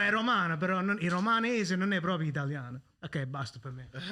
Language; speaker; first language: Italian; early bilingual, heritage; English